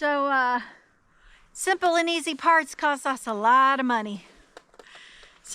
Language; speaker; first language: English; native; English